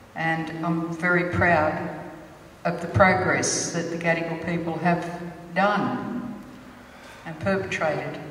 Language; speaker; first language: English; native; English